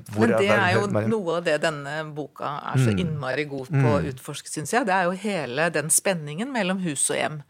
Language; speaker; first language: Norwegian; native; Norwegian